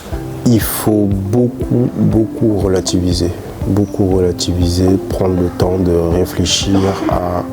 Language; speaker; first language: French; early bilingual, other home language; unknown